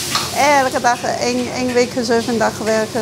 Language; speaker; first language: Dutch; non-native, learner; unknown